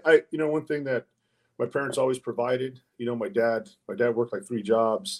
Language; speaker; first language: English; early bilingual, other home language; Spanish